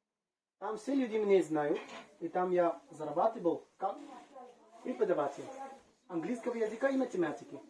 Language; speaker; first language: Russian; non-native, learner; Manipuri